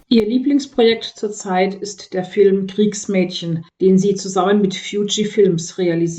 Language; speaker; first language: German; native; German